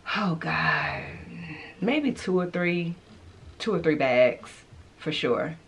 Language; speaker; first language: English; native; English